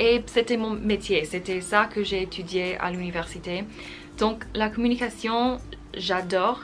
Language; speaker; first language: French; non-native, fluent; English